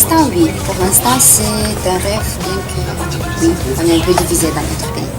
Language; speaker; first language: French; non-native, fluent; Romanian